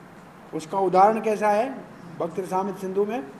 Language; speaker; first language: Hindi; native; Hindi